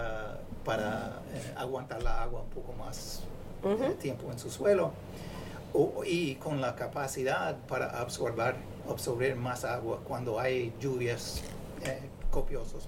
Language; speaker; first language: Spanish; non-native, fluent; English